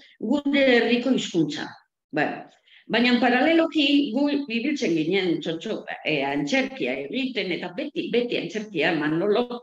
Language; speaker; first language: Basque; non-native, local second language; Spanish